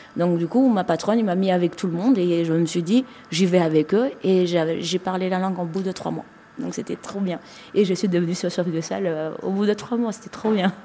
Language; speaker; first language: French; non-native, local second language; Malagasy